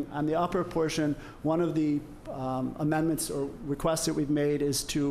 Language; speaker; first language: English; native; English